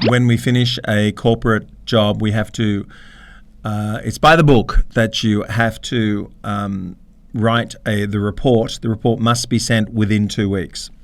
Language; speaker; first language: English; native; English